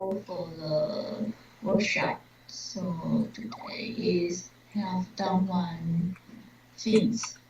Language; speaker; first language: English; non-native, learner; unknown